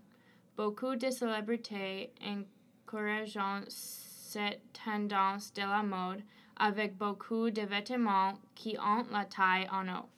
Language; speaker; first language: French; non-native, learner; English